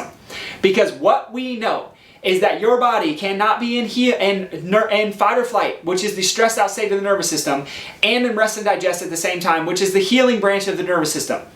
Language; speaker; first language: English; native; English